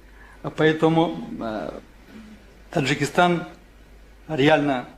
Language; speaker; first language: Russian; non-native, local second language; Tajik